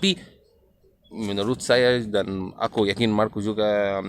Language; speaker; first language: Indonesian; non-native, learner; Arabic